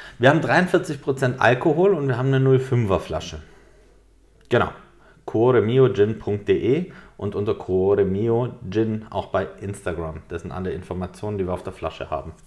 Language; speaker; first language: German; native; German